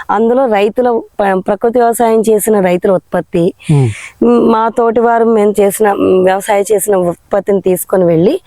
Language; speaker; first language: Telugu; native; Telugu